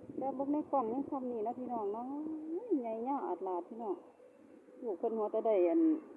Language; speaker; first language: Thai; native; Thai